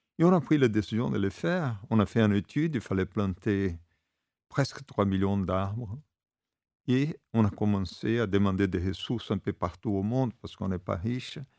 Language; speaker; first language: French; non-native, fluent; Portuguese